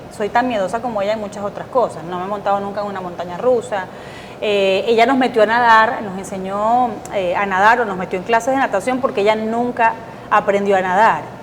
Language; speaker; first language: Spanish; native; Spanish